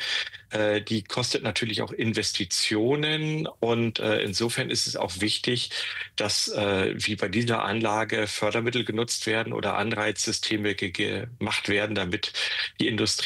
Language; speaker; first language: German; native; German